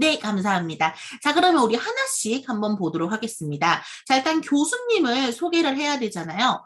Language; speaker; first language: Korean; native; Korean